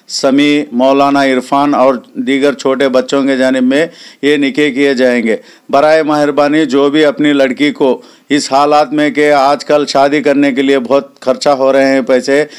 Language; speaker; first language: Hindi; non-native, local second language; Urdu